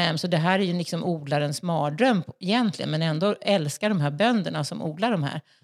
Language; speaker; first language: Swedish; native; Swedish